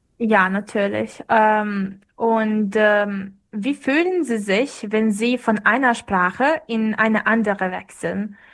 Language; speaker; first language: German; non-native, fluent; Serbian